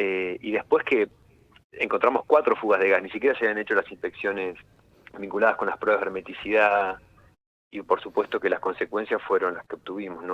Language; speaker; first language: Spanish; native; Spanish